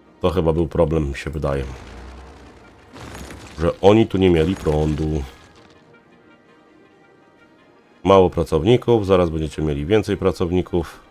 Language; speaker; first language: Polish; native; Polish